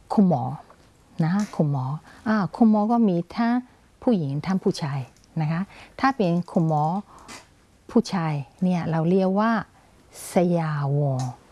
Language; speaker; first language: Thai; non-native, fluent; Burmese